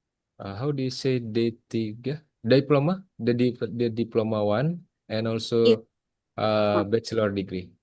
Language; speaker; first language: English; non-native, fluent; Indonesian